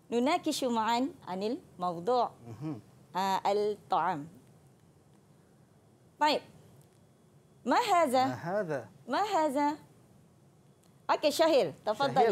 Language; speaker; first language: Arabic; non-native, fluent; Malay